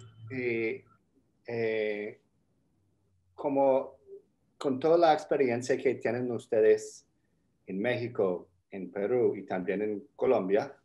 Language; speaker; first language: Spanish; non-native, fluent; English